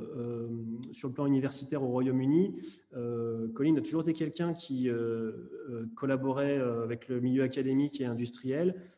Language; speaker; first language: French; native; French